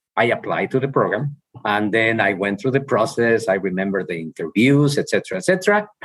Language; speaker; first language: English; non-native, fluent; Spanish